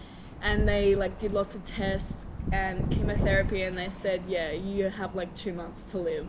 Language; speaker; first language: English; non-native, fluent; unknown